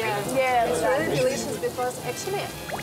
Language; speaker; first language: English; non-native, fluent; Russian